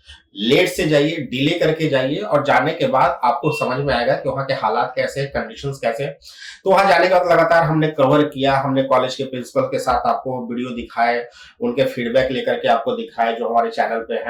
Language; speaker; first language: Hindi; native; Hindi